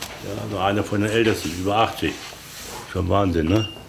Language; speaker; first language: German; native; German